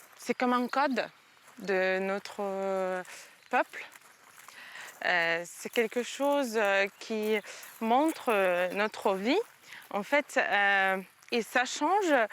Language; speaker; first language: French; non-native, fluent; Ukrainian